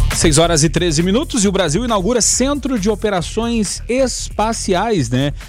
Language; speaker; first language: Portuguese; native; Portuguese